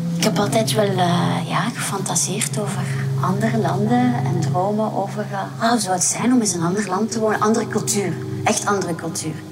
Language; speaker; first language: Dutch; native; Dutch